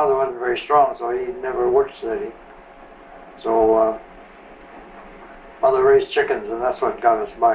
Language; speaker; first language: English; native; English